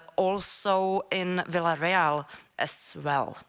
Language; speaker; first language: English; non-native, fluent; Czech